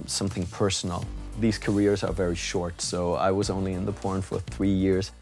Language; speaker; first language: English; non-native, fluent; German